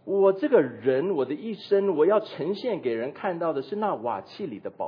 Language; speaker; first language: Chinese; native; Chinese